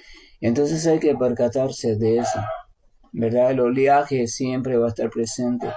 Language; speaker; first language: Spanish; native; Spanish